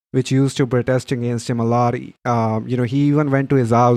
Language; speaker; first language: English; non-native, local second language; Punjabi